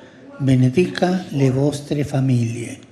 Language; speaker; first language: Italian; non-native, fluent; Spanish